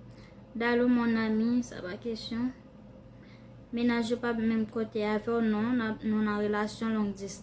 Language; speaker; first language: French; non-native, learner; Haitian Creole